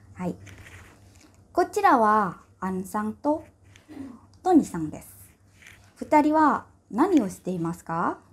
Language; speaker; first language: Japanese; non-native, fluent; Indonesian